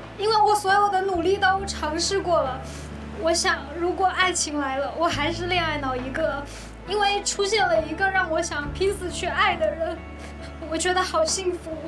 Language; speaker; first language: Chinese; native; Chinese